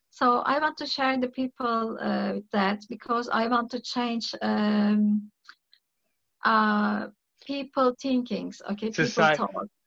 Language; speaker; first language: English; non-native, learner; Turkish